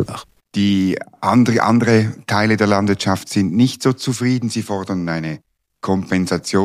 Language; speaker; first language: German; native; German